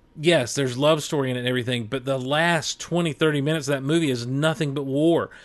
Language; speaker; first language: English; native; English